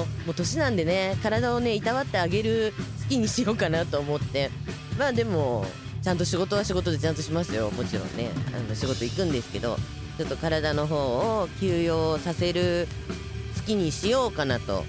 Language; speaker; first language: Japanese; native; Japanese